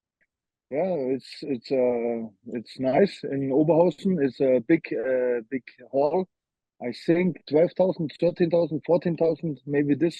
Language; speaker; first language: English; non-native, learner; German